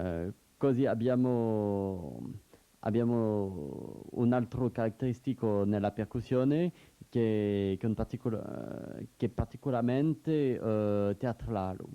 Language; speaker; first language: Italian; non-native, learner; French